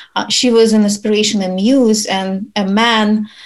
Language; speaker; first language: English; non-native, fluent; Ukrainian